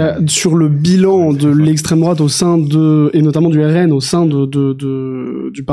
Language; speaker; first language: French; native; French